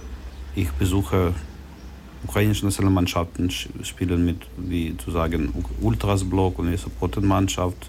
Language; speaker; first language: German; non-native, learner; Ukrainian